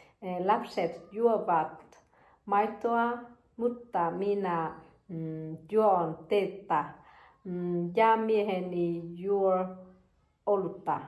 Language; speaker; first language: Finnish; non-native, learner; Vietnamese